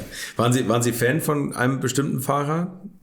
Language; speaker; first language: German; native; German